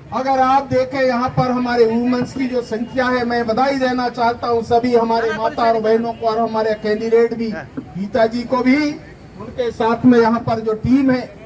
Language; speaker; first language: Hindi; native; Hindi